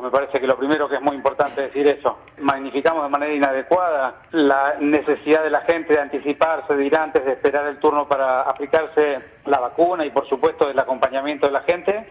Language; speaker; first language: Spanish; native; Spanish